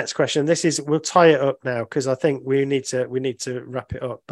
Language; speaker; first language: English; native; English